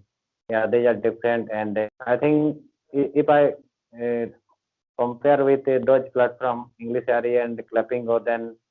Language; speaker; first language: English; non-native, learner; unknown